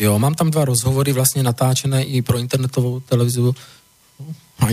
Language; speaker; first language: Czech; native; Czech